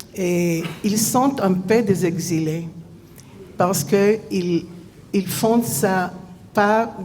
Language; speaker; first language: French; non-native, fluent; Hebrew